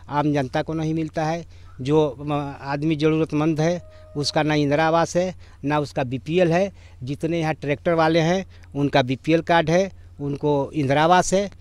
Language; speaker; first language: Hindi; native; Hindi